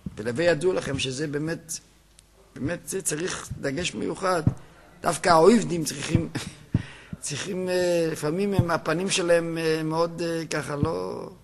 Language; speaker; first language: Hebrew; native; Hebrew